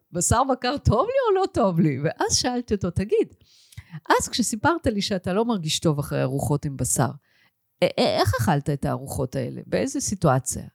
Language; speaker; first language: Hebrew; native; Hebrew